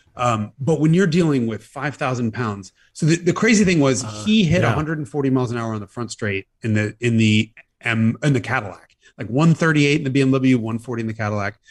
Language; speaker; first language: English; native; English